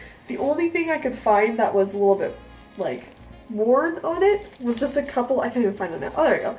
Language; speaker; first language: English; native; English